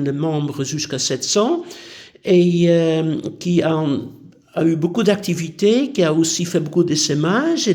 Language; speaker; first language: French; non-native, fluent; Dutch